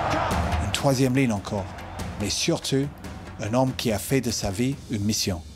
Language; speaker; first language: French; native; French